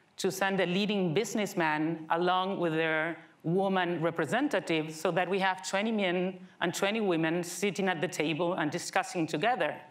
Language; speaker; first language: English; non-native, fluent; Spanish